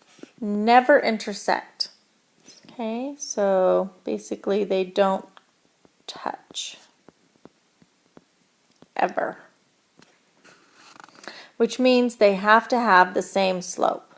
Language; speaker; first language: English; native; English